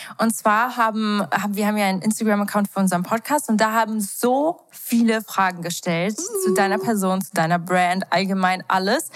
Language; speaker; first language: German; early bilingual, other home language; Albanian